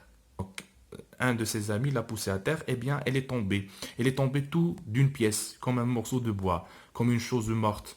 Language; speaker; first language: French; non-native, local second language; Arabic